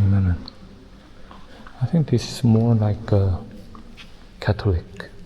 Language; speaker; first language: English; non-native, learner; Korean